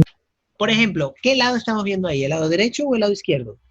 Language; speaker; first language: Spanish; native; Spanish